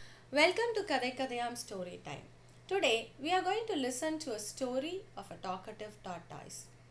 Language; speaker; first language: English; non-native, local second language; Tamil